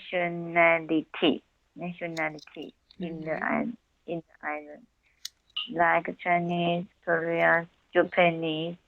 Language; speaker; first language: English; non-native, learner; Chinese